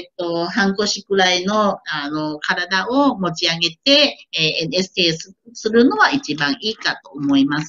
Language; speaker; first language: Japanese; non-native, fluent; Thai